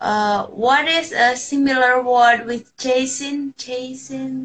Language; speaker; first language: English; non-native, learner; Indonesian